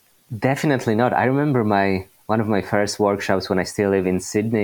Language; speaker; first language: English; non-native, fluent; Polish